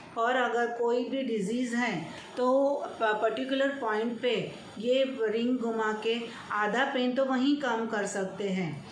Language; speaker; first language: Hindi; non-native, local second language; Gujarati